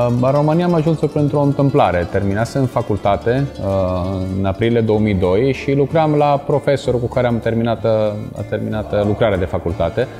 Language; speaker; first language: Romanian; non-native, fluent; Italian